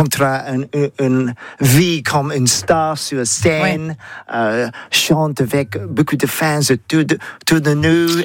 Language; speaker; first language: French; non-native, learner; English